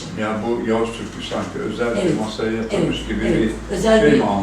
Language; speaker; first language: Turkish; native; Turkish